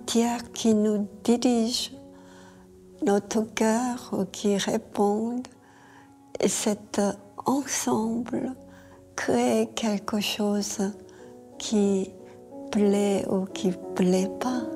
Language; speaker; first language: French; non-native, fluent; Korean